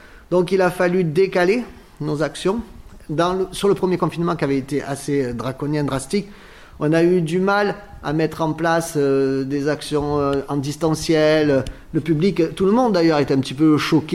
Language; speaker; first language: French; native; French